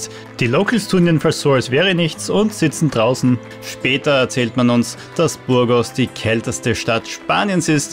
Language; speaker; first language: German; native; German